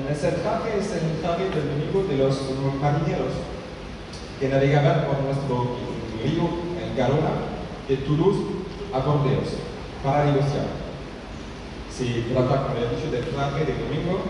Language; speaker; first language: Spanish; non-native, learner; French